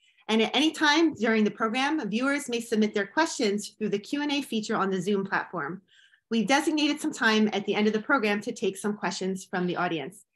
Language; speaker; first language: English; native; English